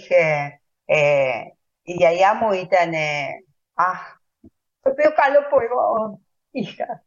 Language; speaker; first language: Greek; early bilingual, heritage; Spanish